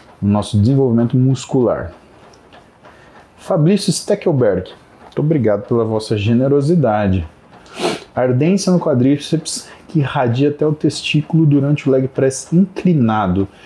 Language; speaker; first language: Portuguese; native; Portuguese